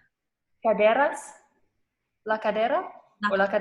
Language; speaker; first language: Spanish; non-native, learner; French